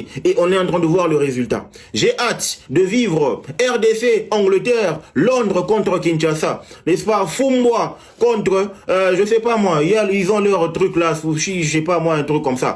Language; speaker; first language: French; non-native, local second language; Lingala